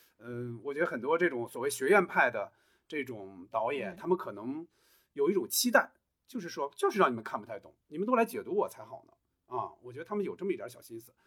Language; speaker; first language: Chinese; native; Chinese